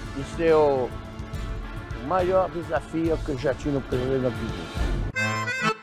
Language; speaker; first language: Portuguese; non-native, fluent; French